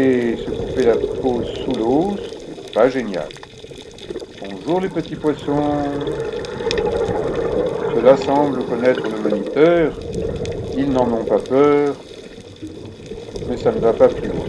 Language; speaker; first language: French; native; French